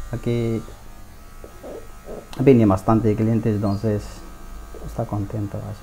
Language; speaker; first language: Spanish; non-native, learner; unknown